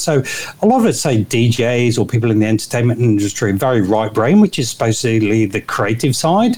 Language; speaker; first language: English; native; English